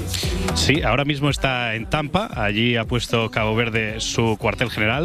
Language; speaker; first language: Spanish; native; Spanish